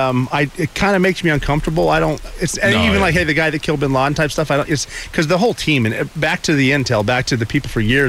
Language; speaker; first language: English; native; English